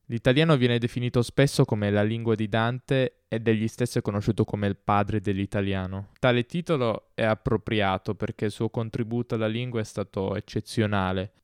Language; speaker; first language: Italian; native; Italian